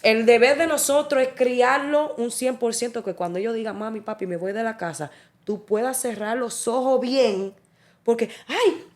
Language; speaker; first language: Spanish; early bilingual, heritage; Spanish